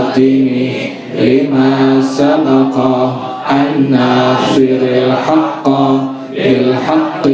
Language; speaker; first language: Arabic; non-native, fluent; Indonesian